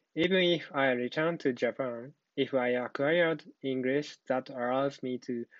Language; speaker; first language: English; non-native, learner; Japanese